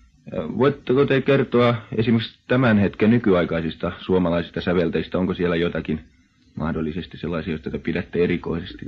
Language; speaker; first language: Finnish; native; Finnish